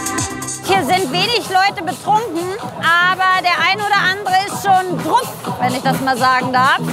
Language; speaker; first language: German; native; German